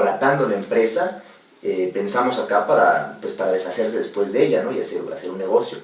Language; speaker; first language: Spanish; native; Spanish